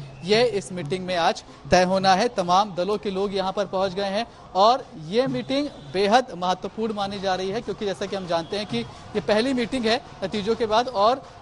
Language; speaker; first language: Hindi; native; Hindi